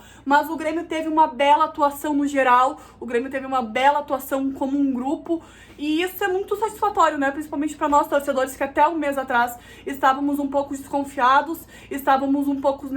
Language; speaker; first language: Portuguese; native; Portuguese